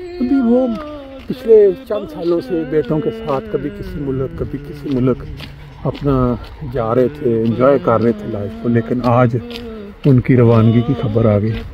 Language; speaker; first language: Urdu; non-native, local second language; Punjabi